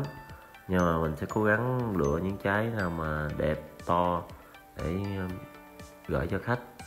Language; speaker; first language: Vietnamese; native; Vietnamese